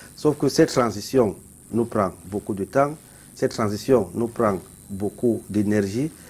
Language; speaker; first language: French; non-native, local second language; Basaa